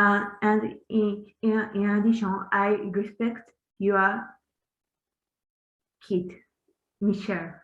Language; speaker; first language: English; non-native, learner; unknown